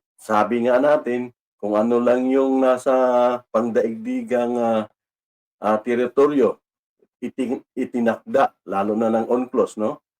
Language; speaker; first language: Filipino; non-native, local second language; Cebuano